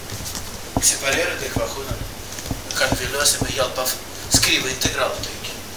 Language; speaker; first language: Swedish; non-native, fluent; Russian